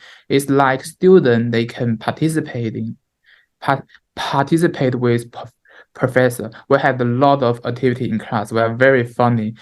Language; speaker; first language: English; non-native, learner; Chinese